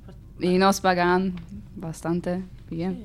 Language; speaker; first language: Spanish; non-native, learner; Hungarian